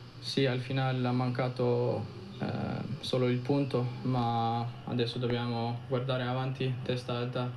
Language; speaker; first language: Italian; non-native, fluent; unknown